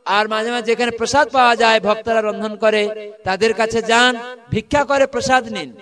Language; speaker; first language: Bangla; non-native, fluent; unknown